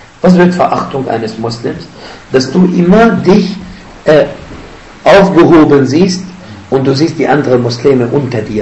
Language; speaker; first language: German; non-native, fluent; Arabic